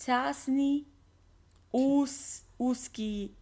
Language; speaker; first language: Russian; non-native, learner; English